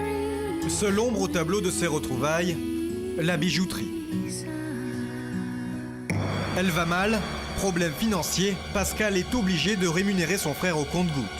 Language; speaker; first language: French; native; French